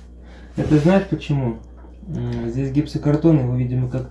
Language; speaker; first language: Russian; native; Russian